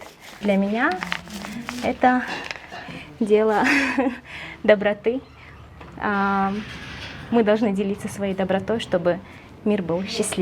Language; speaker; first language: Russian; non-native, local second language; Kyrgyz